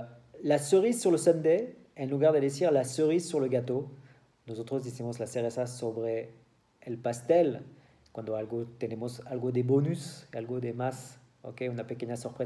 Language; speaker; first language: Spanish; non-native, learner; French